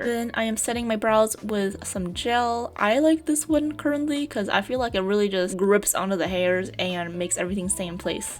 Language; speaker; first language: English; native; English